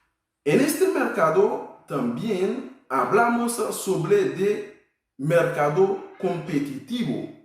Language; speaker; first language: Spanish; non-native, fluent; Haitian Creole